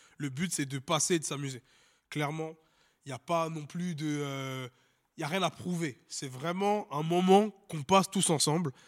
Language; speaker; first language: French; native; French